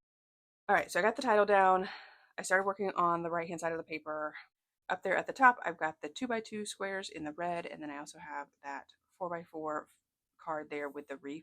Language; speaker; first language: English; native; English